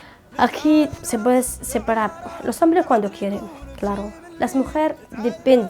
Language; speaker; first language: Spanish; non-native, learner; Arabic